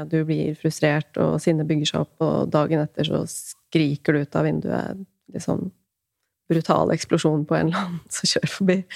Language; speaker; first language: Norwegian; native; Norwegian